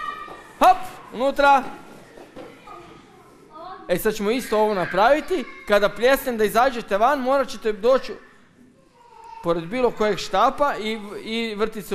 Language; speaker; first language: Croatian; native; Croatian